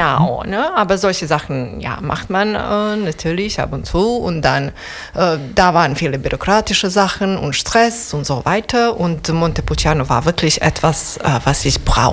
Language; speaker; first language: German; non-native, fluent; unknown